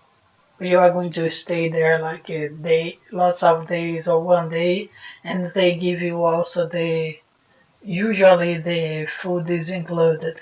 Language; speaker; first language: English; non-native, fluent; Portuguese